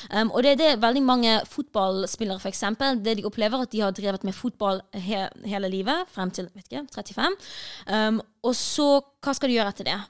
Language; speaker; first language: Norwegian; early bilingual, other home language; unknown